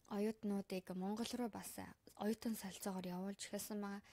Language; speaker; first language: Mongolian; native; Mongolian